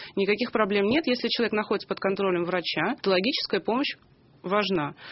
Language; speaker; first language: Russian; native; Russian